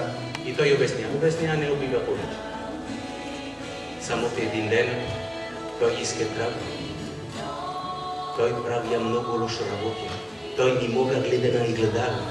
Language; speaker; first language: Bulgarian; non-native, learner; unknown